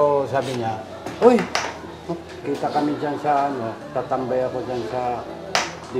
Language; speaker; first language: Filipino; non-native, learner; Japanese